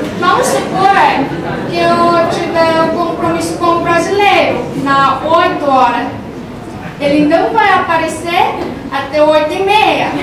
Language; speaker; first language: Portuguese; non-native, fluent; Korean